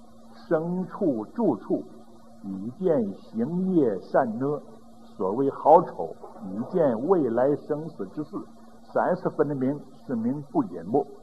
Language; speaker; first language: Chinese; native; Chinese